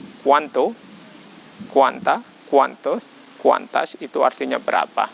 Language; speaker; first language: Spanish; non-native, fluent; Indonesian